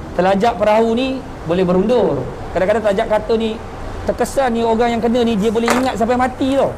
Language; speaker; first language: Malay; native; Malay